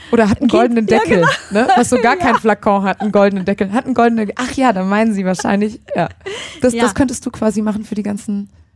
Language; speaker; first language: German; native; German